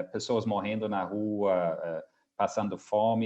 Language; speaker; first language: Portuguese; non-native, fluent; English